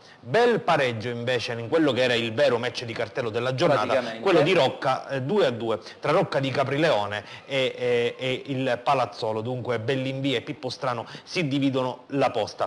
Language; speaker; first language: Italian; native; Italian